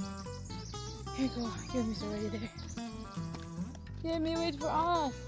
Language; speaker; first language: English; non-native, local second language; Filipino